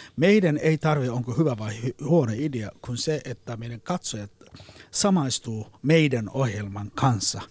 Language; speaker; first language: Finnish; non-native, fluent; Somali